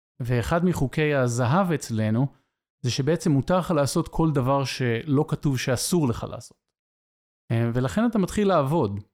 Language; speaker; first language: Hebrew; native; Hebrew